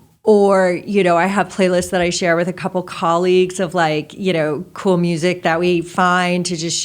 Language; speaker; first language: English; native; English